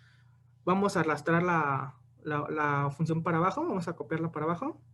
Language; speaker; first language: Spanish; native; Spanish